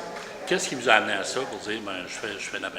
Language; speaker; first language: French; native; French